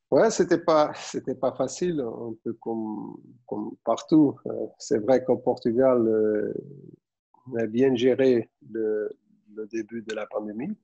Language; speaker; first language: French; non-native, fluent; Portuguese